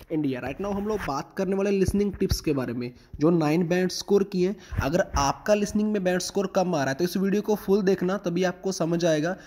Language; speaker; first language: Hindi; non-native, local second language; Punjabi